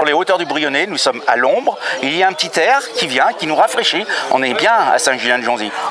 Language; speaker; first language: French; native; French